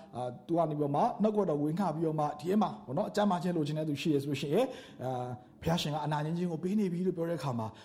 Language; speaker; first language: Burmese; native; Burmese